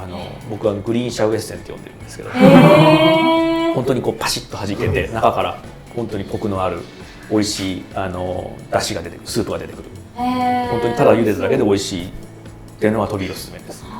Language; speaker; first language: Japanese; native; Japanese